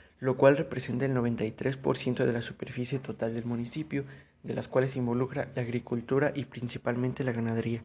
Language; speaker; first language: Spanish; native; Spanish